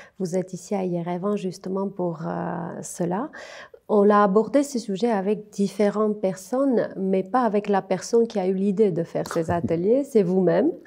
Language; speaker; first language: French; non-native, fluent; Armenian